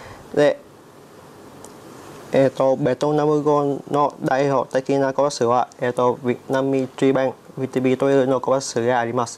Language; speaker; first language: Japanese; non-native, learner; Vietnamese